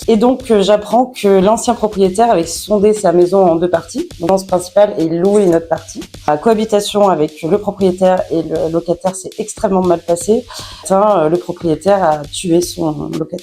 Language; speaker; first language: French; native; French